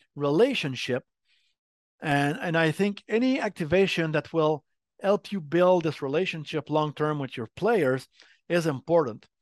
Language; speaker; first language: English; non-native, fluent; French